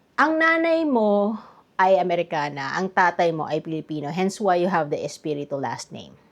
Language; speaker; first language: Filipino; native; Filipino